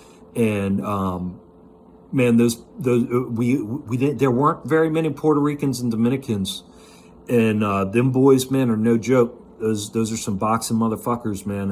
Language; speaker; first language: English; native; English